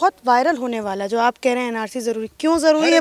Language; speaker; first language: Hindi; native; Hindi